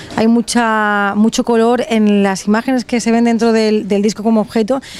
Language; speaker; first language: Spanish; native; Spanish